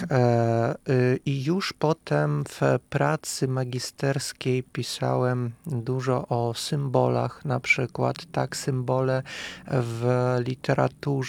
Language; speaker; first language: Polish; non-native, fluent; Russian